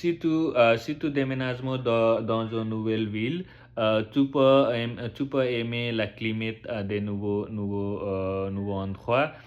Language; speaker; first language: French; non-native, learner; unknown